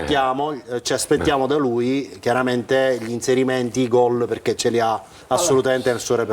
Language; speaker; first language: Italian; native; Italian